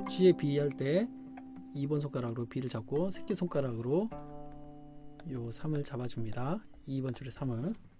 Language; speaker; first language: Korean; native; Korean